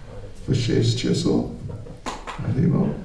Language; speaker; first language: Russian; non-native, learner; English